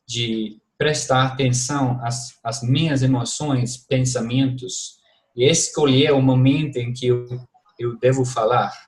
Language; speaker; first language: Portuguese; non-native, fluent; English